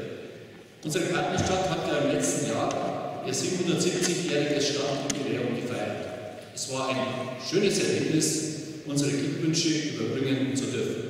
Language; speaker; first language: German; native; German